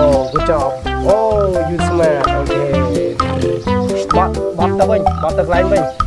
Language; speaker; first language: English; non-native, learner; Vietnamese